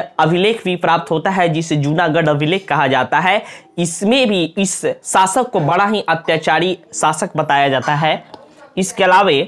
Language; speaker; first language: Hindi; native; Hindi